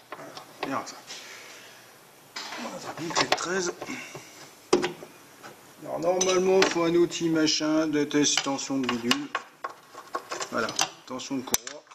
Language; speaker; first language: French; native; French